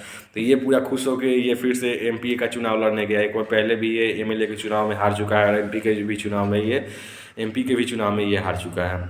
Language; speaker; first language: Hindi; native; Hindi